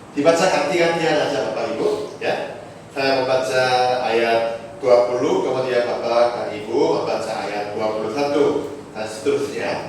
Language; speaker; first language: Indonesian; non-native, fluent; Korean